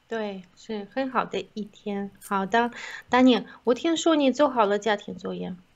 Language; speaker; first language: Chinese; non-native, fluent; Russian